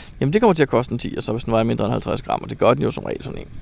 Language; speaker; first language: Danish; native; Danish